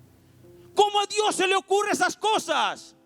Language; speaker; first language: Spanish; native; Spanish